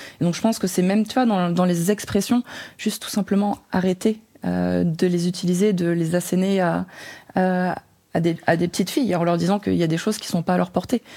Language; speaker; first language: French; native; French